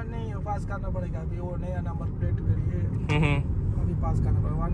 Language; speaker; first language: Hindi; non-native, learner; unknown